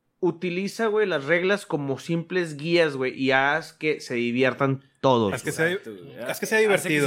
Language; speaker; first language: Spanish; native; Spanish